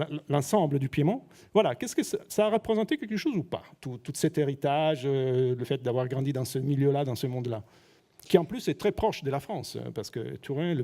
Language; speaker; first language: French; native; French